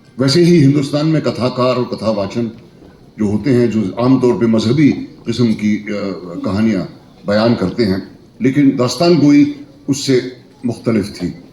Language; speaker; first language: Urdu; native; Urdu